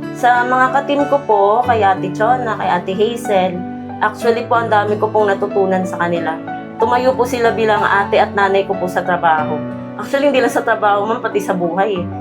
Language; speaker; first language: Filipino; non-native, local second language; Cebuano